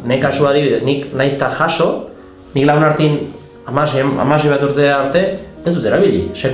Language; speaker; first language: Basque; native; Basque